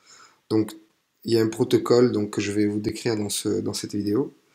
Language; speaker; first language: French; native; French